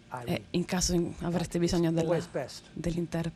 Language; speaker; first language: Italian; native; Italian